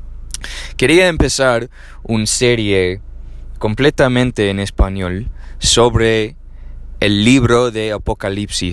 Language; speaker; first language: Spanish; non-native, learner; English